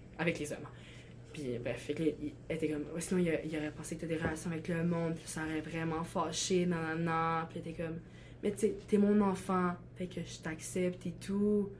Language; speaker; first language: French; early bilingual, other home language; Albanian